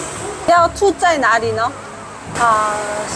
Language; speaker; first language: Chinese; non-native, fluent; Korean